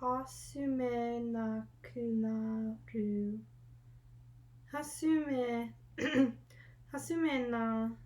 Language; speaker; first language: Japanese; non-native, learner; English